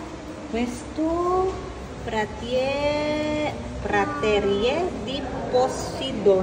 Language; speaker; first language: Italian; non-native, learner; Filipino